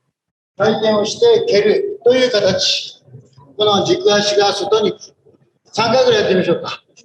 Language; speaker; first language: Japanese; native; Japanese